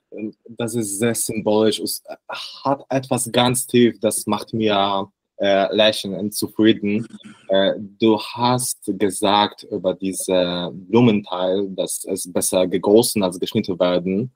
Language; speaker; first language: German; non-native, learner; Polish